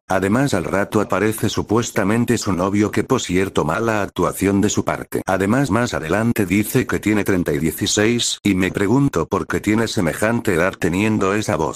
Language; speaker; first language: Spanish; native; Spanish